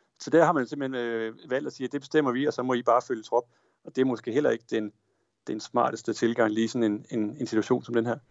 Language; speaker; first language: Danish; native; Danish